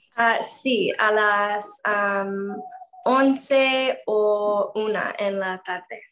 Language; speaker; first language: Spanish; non-native, learner; English